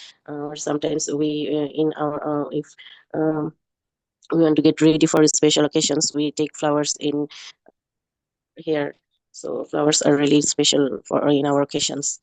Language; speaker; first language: English; non-native, learner; Bangla